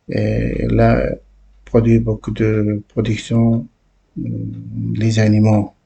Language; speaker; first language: French; non-native, learner; Uzbek